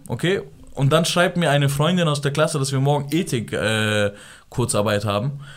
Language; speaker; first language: German; early bilingual, other home language; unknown